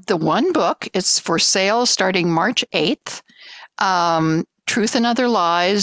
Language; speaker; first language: English; native; English